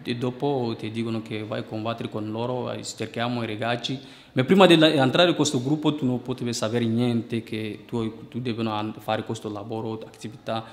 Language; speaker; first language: Italian; non-native, fluent; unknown